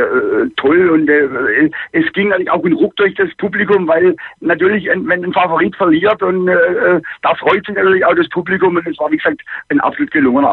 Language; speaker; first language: German; native; German